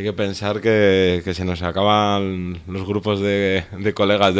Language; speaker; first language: Spanish; native; Spanish